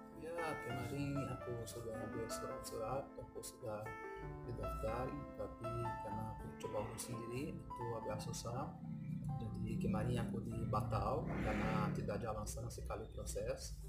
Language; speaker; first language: Indonesian; non-native, fluent; Portuguese